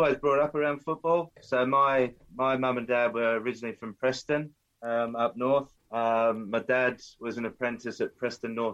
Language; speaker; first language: English; native; English